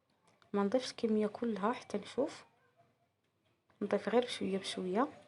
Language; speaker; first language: Arabic; native; Arabic